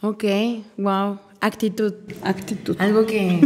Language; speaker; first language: Spanish; native; Spanish